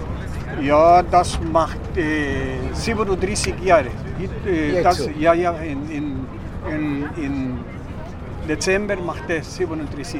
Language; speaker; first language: German; non-native, learner; Spanish